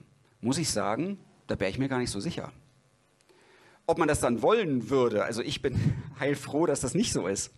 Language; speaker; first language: German; native; German